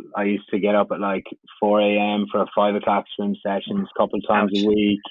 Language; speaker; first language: English; native; English